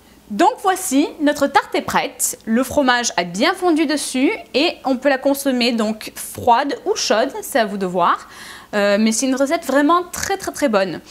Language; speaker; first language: French; native; French